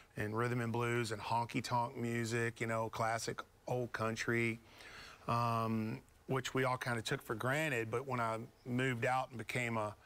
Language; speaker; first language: English; native; English